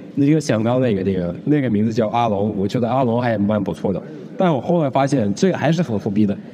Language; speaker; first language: Chinese; non-native, fluent; Russian